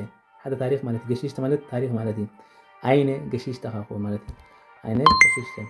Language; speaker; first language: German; non-native, fluent; Tigrinya